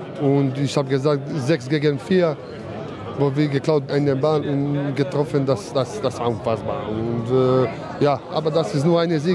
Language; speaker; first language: German; non-native, learner; Croatian